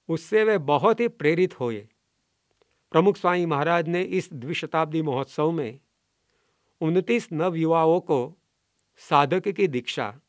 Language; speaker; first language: Hindi; non-native, local second language; Gujarati